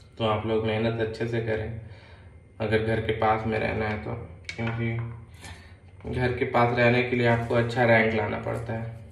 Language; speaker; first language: Hindi; native; Hindi